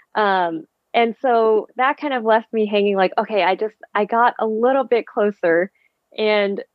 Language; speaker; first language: English; early bilingual, other home language; Vietnamese